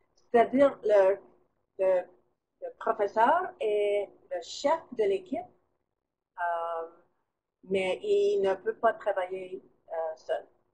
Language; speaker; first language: French; non-native, fluent; English